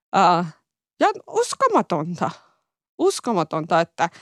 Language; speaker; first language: Finnish; non-native, learner; Persian